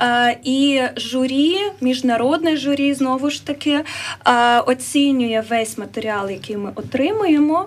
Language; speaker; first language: Ukrainian; native; Ukrainian